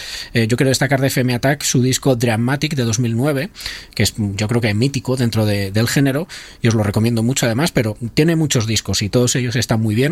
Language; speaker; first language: Spanish; native; Spanish